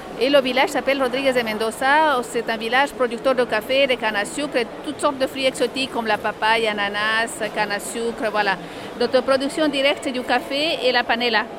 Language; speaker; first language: French; non-native, fluent; Spanish